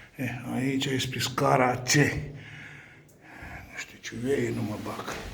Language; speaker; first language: Romanian; native; Romanian